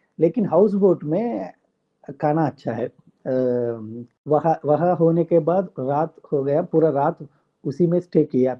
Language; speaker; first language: Hindi; non-native, local second language; Telugu